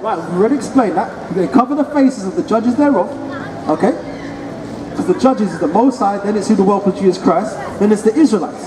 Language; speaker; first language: English; native; English